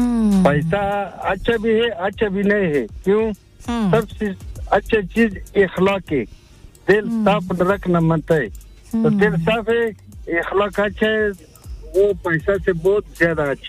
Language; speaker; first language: Hindi; non-native, local second language; Pashto